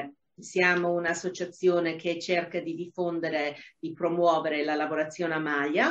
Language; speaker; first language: Italian; non-native, fluent; English